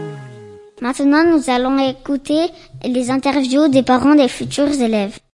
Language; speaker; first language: French; non-native, fluent; Spanish